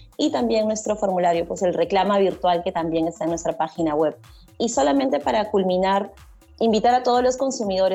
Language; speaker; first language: Spanish; native; Spanish